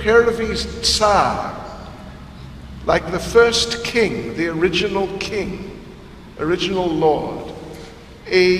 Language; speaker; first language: Russian; non-native, learner; English